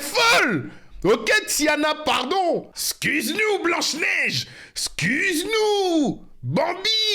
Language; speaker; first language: French; native; French